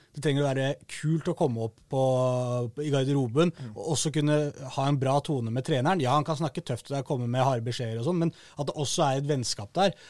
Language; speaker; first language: Norwegian; native; Norwegian